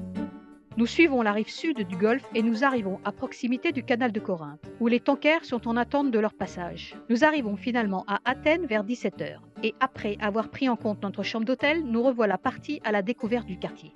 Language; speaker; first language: French; native; French